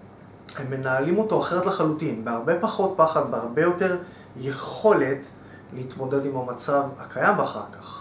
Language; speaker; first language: Hebrew; native; Hebrew